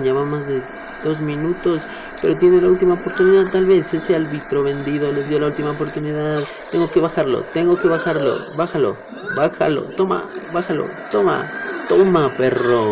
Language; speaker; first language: Spanish; native; Spanish